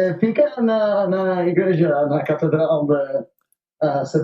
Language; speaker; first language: Portuguese; non-native, learner; Spanish